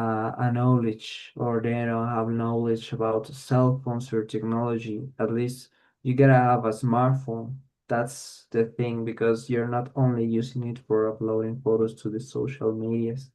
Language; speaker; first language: English; non-native, fluent; Spanish